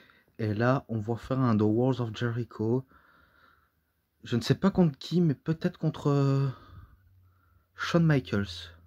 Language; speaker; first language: French; native; French